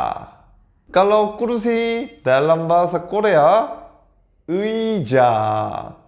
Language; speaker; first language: Indonesian; non-native, fluent; Korean